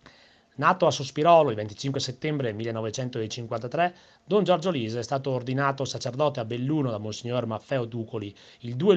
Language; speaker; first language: Italian; native; Italian